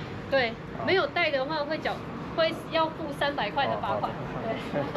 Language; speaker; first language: Chinese; native; Chinese